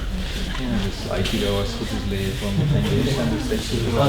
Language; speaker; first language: Dutch; native; Dutch